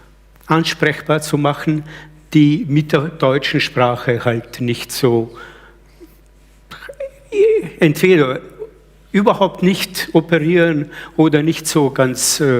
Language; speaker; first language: German; early bilingual, other home language; Slovenian